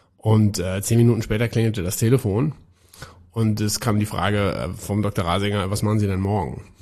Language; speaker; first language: German; native; German